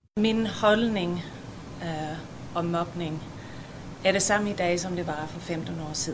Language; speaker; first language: Danish; non-native, fluent; English